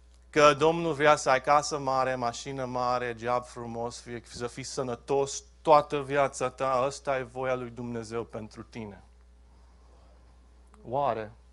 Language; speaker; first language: Romanian; native; Romanian